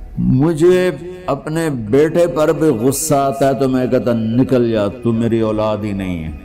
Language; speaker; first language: Urdu; non-native, local second language; Punjabi